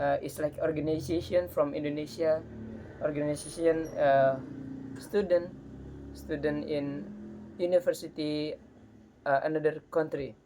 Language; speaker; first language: English; non-native, learner; Indonesian